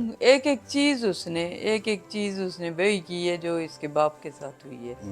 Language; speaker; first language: Urdu; non-native, local second language; Pahari-Potwari